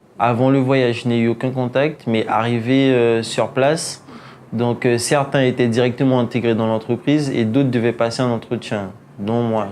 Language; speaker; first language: French; native; French